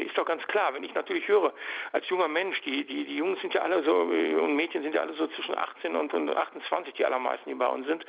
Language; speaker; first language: German; native; German